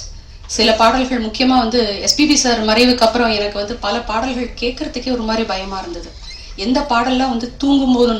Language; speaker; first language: Tamil; native; Tamil